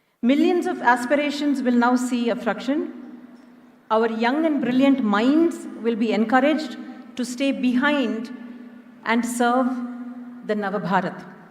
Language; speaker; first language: English; non-native, local second language; Malayalam